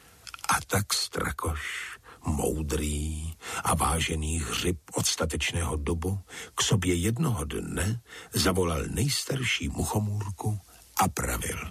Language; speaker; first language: Czech; native; Czech